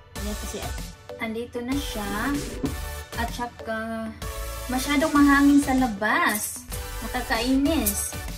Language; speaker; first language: Filipino; non-native, local second language; Cebuano